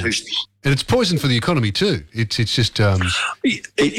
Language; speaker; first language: English; native; English